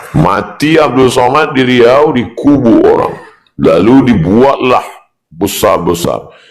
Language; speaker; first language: Malay; native; Malay